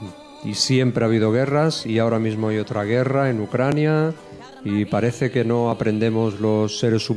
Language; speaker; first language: Spanish; native; Spanish